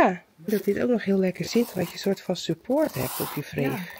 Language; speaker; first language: Dutch; native; Dutch